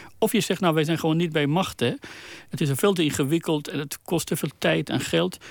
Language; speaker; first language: Dutch; non-native, fluent; Persian